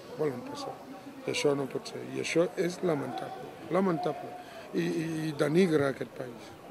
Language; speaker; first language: Catalan; non-native, fluent; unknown